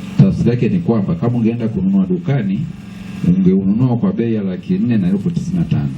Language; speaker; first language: Swahili; native; Swahili